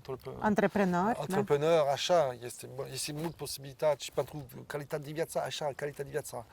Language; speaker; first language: Romanian; non-native, learner; French